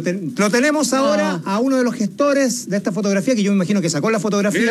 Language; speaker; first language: Spanish; native; Spanish